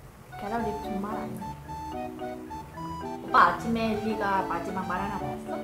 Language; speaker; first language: Korean; non-native, learner; Vietnamese